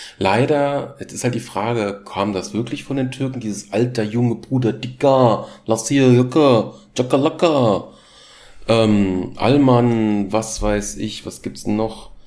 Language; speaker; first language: German; native; German